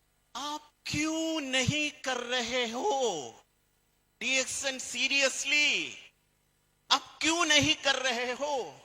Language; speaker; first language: Hindi; non-native, fluent; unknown